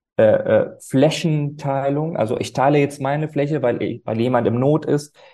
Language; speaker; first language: German; non-native, fluent; Arabic